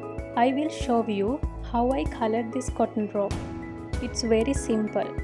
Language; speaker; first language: English; non-native, fluent; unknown